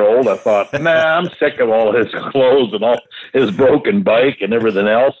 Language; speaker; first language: English; native; English